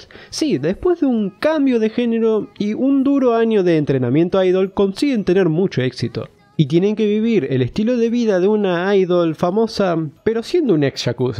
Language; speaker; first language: Spanish; native; Spanish